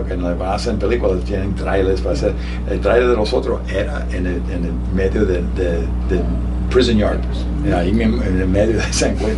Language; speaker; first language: Spanish; early bilingual, heritage; Spanish